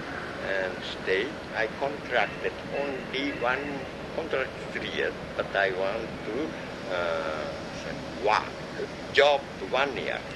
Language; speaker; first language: English; non-native, learner; Japanese